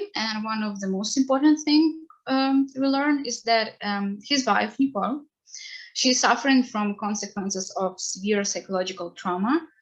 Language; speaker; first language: English; non-native, fluent; Ukrainian